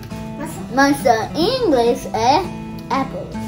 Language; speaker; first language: Portuguese; early bilingual, heritage; Portuguese